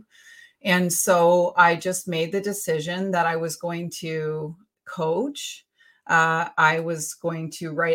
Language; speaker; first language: English; native; English